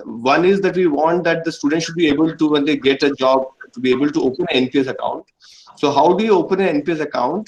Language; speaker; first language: English; non-native, local second language; Bangla